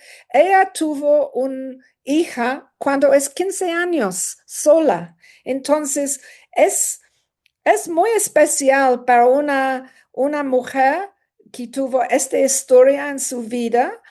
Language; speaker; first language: Spanish; non-native, learner; English